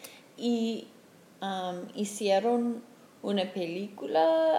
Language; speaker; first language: Spanish; non-native, fluent; English